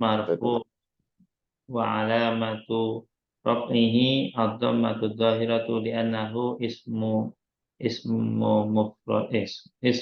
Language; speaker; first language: Arabic; non-native, fluent; Indonesian